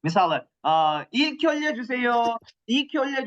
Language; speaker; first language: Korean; non-native, fluent; Kyrgyz